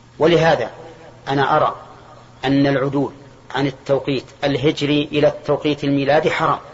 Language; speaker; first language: Arabic; native; Arabic